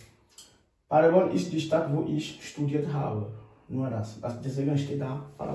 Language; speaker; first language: German; non-native, fluent; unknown